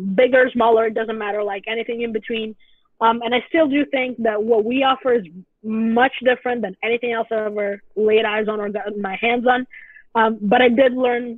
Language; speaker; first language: English; non-native, fluent; Italian